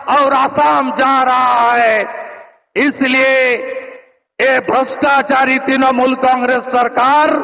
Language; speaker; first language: Hindi; non-native, local second language; Bangla